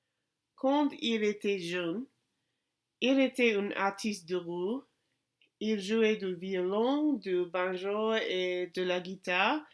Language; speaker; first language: French; non-native, learner; English